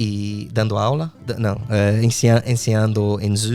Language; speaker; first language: Spanish; non-native, fluent; English